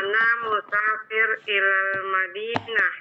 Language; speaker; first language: Arabic; non-native, learner; Indonesian